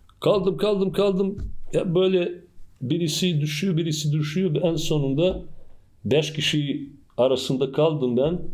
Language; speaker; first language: Turkish; non-native, fluent; Serbian